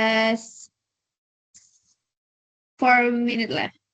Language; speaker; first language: English; non-native, learner; Indonesian